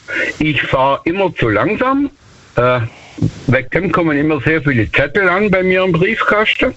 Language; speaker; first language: German; native; German